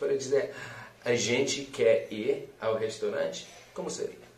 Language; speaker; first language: Portuguese; non-native, fluent; English